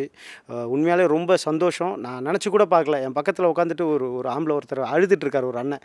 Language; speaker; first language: Tamil; native; Tamil